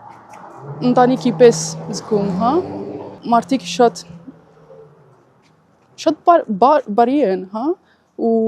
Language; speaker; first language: Armenian; non-native, learner; Italian